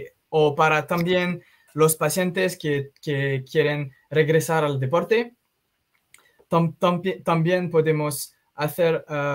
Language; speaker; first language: Spanish; non-native, fluent; French